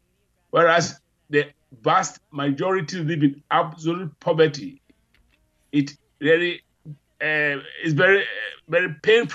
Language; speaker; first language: English; non-native, local second language; Akan